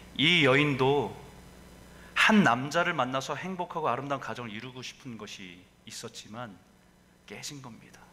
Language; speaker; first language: Korean; native; Korean